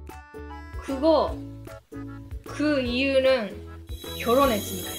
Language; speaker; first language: Korean; non-native, learner; Japanese